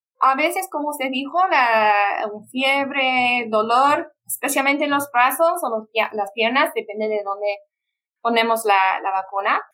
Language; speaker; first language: Spanish; non-native, fluent; English